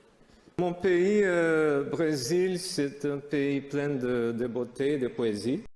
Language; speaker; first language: French; non-native, learner; Portuguese